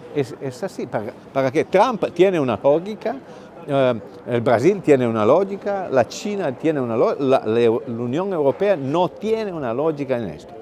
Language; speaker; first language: Spanish; non-native, fluent; Italian